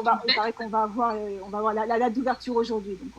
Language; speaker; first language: French; native; French